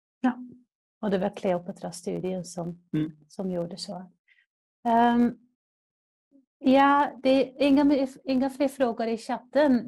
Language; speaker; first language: Swedish; non-native, fluent; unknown